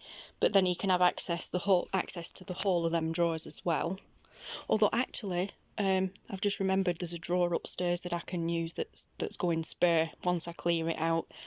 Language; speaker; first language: English; native; English